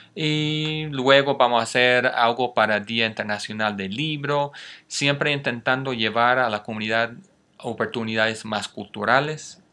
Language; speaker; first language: Spanish; non-native, fluent; English